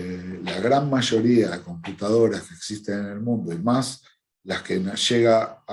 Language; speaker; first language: Spanish; native; Spanish